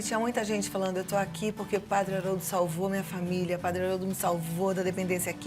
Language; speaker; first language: Portuguese; native; Portuguese